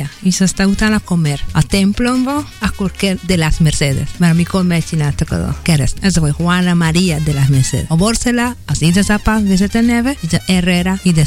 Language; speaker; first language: Hungarian; non-native, learner; Spanish